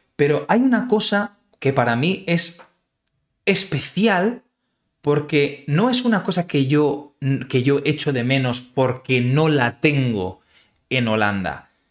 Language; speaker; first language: Spanish; native; Spanish